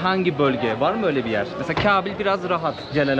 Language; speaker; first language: Turkish; native; Turkish